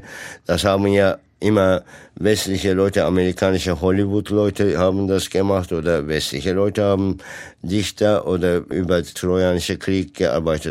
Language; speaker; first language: German; non-native, fluent; Turkish